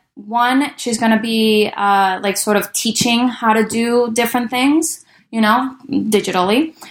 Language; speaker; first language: English; early bilingual, other home language; Spanish